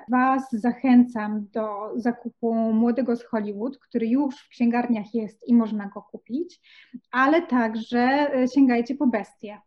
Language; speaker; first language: Polish; native; Polish